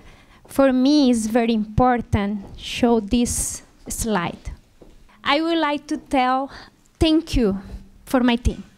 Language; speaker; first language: English; non-native, learner; Portuguese